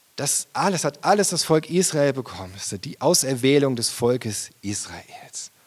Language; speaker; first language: German; native; German